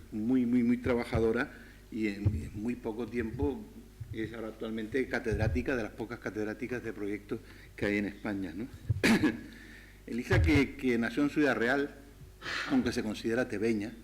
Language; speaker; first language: Spanish; native; Spanish